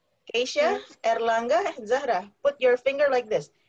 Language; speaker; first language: English; non-native, fluent; Indonesian